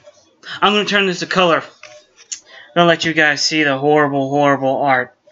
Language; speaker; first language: English; native; English